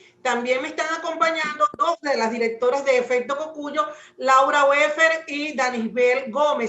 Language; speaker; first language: Spanish; native; Spanish